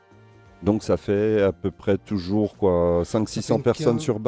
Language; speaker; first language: French; native; French